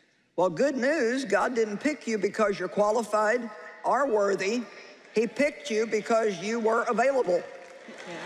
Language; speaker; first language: English; native; English